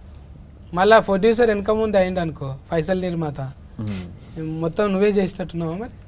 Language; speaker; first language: Telugu; native; Telugu